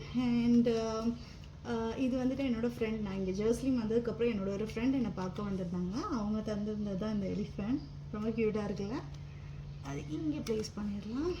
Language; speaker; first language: Tamil; non-native, local second language; Malayalam